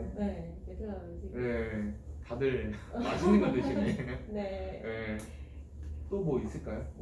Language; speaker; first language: Korean; native; Korean